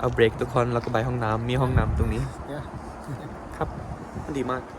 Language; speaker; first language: Thai; early bilingual, heritage; Thai